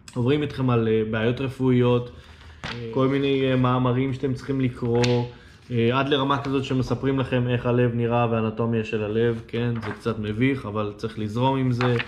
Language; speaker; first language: Hebrew; native; Hebrew